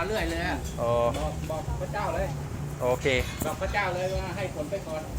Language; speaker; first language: Thai; native; Thai